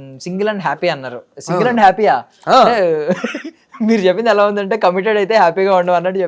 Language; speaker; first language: Telugu; native; Telugu